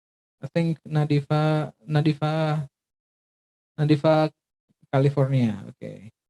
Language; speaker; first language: English; non-native, fluent; Indonesian